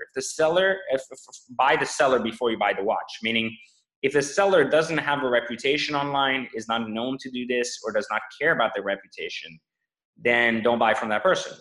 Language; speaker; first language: English; non-native, fluent; French